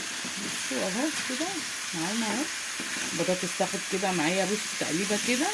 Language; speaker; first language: Arabic; native; Arabic